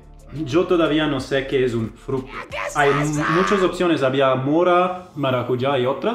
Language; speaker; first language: Spanish; non-native, fluent; German